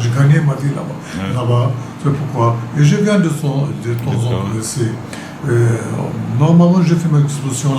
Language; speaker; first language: French; non-native, local second language; Arabic